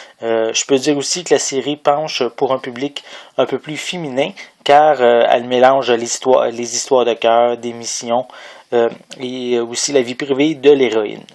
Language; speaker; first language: French; native; French